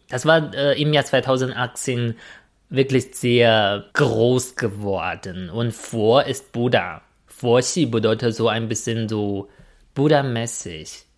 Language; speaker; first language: German; non-native, fluent; Chinese